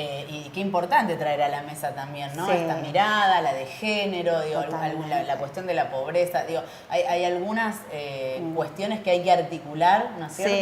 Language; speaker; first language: Spanish; native; Spanish